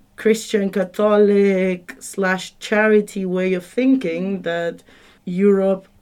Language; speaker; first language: English; non-native, fluent; Spanish